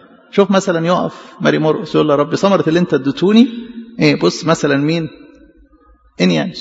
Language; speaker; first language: Arabic; native; Arabic